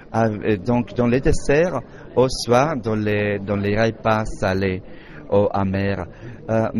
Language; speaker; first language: French; non-native, fluent; Slovenian